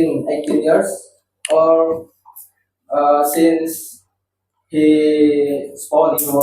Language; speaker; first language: English; non-native, learner; Indonesian